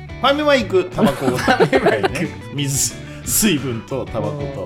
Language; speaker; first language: Japanese; native; Japanese